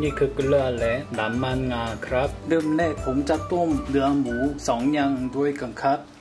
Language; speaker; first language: Thai; non-native, learner; Korean